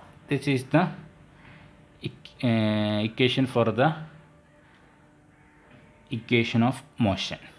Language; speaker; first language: English; non-native, local second language; Malayalam